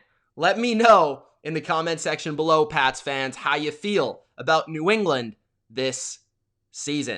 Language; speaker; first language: English; native; English